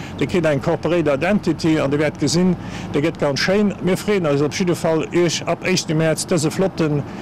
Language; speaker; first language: German; non-native, local second language; Luxembourgish